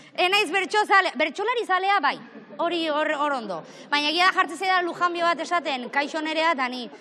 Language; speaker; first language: Basque; native; Basque